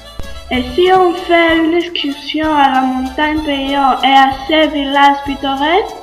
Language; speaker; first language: French; non-native, learner; Greek